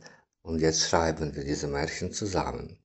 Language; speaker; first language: German; non-native, learner; Ukrainian